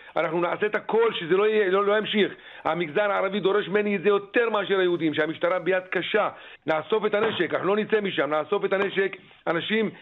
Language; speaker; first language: Hebrew; native; Hebrew